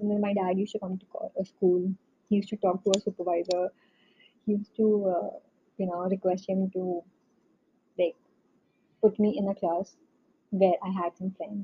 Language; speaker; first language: English; non-native, local second language; Hindi